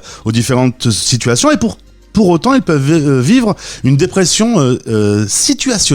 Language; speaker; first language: French; native; French